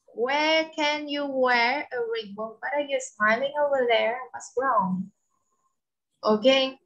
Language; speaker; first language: English; non-native, fluent; Vietnamese